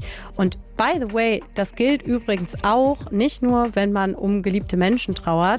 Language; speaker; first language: German; native; German